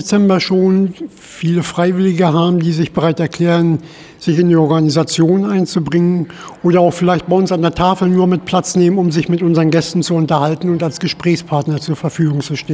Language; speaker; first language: German; native; German